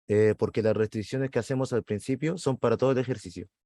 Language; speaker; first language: Spanish; native; Spanish